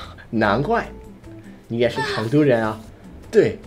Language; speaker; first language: Chinese; non-native, fluent; English